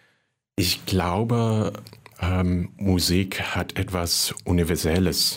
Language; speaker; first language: German; non-native, fluent; Cantonese